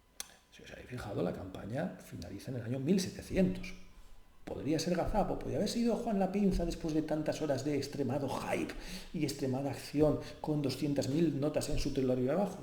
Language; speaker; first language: Spanish; native; Spanish